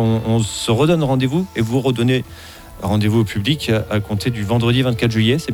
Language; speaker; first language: French; native; French